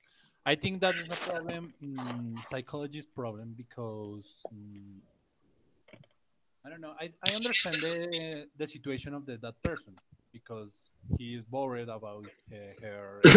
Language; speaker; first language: English; non-native, learner; Spanish